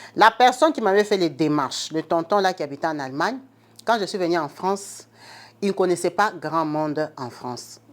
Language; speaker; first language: French; non-native, local second language; Lingala